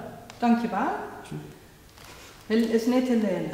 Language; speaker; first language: Dutch; native; Dutch